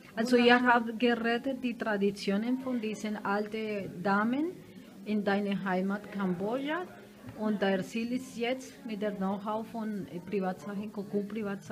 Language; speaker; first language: German; non-native, learner; Spanish